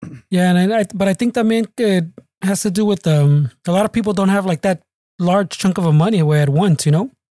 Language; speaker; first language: English; early bilingual, other home language; Spanish